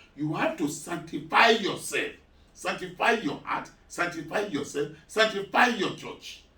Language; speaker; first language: English; non-native, local second language; Yoruba